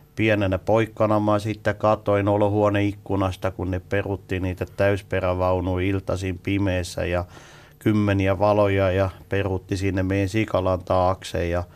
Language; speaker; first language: Finnish; non-native, fluent; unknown